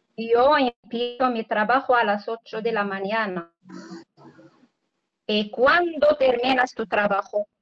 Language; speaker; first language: Spanish; non-native, learner; Arabic